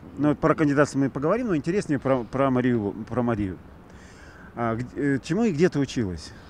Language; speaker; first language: Russian; native; Russian